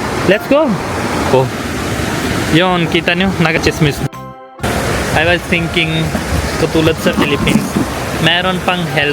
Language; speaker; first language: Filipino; non-native, learner; Punjabi